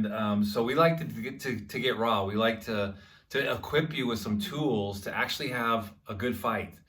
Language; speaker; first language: English; native; English